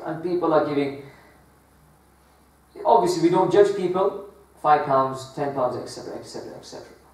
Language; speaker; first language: English; early bilingual, other home language; Urdu